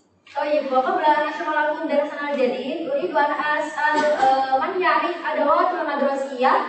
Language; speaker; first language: Arabic; non-native, learner; Indonesian